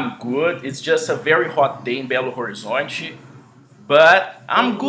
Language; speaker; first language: English; non-native, fluent; Portuguese